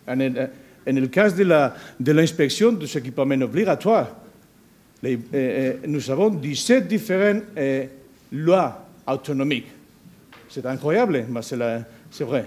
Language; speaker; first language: French; non-native, learner; Spanish